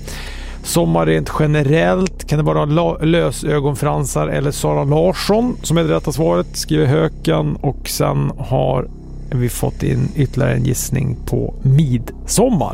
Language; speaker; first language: Swedish; native; Swedish